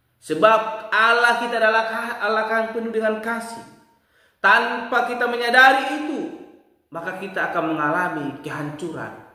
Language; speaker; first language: Indonesian; native; Indonesian